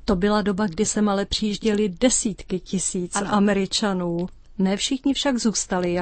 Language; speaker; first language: Czech; native; Czech